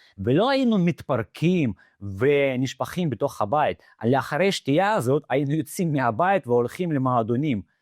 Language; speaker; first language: Hebrew; non-native, fluent; Russian